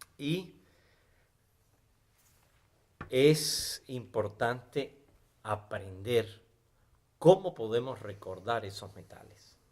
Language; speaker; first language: Spanish; native; Spanish